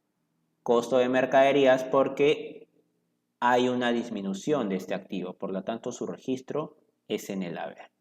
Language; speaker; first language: Spanish; native; Spanish